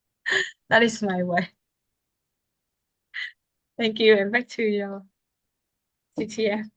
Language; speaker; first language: English; non-native, fluent; Vietnamese